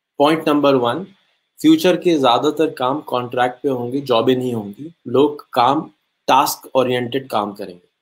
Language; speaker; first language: Urdu; native; Urdu